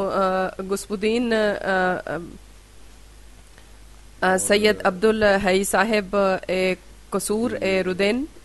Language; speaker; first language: Bulgarian; non-native, learner; Urdu